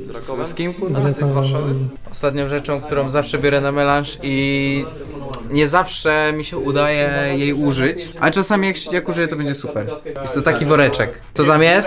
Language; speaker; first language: Polish; native; Polish